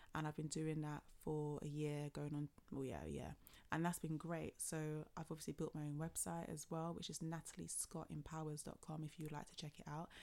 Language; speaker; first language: English; native; English